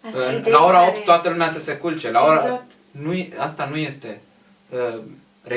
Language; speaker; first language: Romanian; non-native, fluent; Arabic